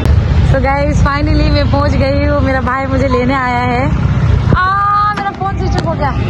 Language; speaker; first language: Hindi; non-native, local second language; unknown